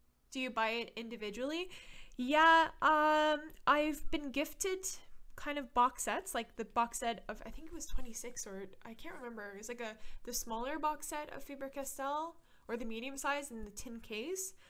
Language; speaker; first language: English; native; English